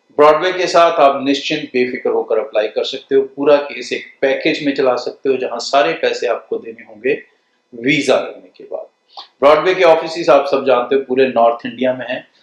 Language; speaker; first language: Hindi; non-native, local second language; Punjabi